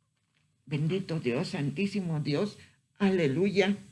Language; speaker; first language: Spanish; native; Spanish